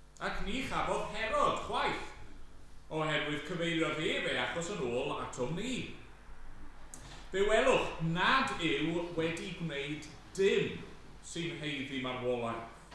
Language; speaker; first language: Welsh; native; Welsh